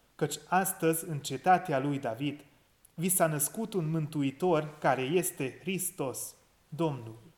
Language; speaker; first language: Romanian; non-native, local second language; Hungarian